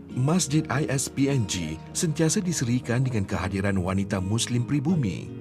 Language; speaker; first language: Malay; native; Malay